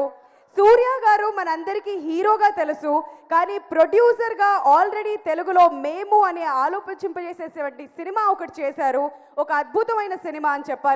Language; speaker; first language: Telugu; native; Telugu